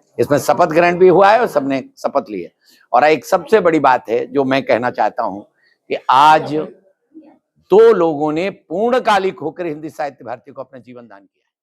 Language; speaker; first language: Hindi; native; Hindi